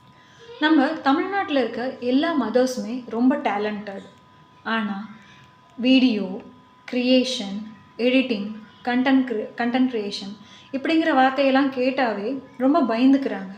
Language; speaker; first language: Tamil; native; Tamil